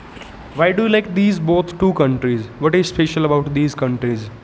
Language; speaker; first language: English; non-native, local second language; Hindi